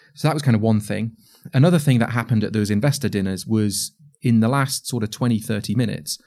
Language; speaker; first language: English; native; English